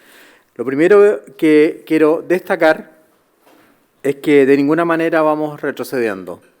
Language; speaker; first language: Spanish; native; Spanish